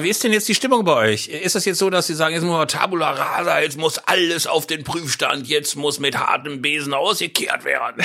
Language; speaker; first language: German; native; German